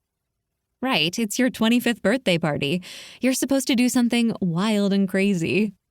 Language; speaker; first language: English; native; English